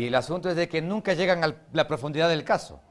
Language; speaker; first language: Spanish; native; Spanish